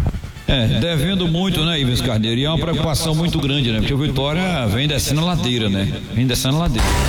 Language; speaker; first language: Portuguese; native; Portuguese